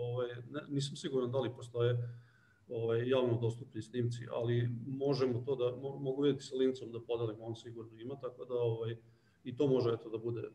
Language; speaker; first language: Serbian; native; Serbian